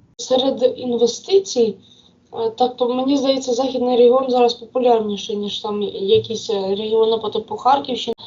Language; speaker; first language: Ukrainian; native; Ukrainian